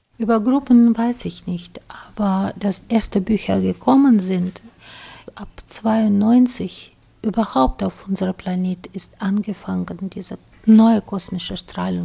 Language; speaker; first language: German; non-native, fluent; Russian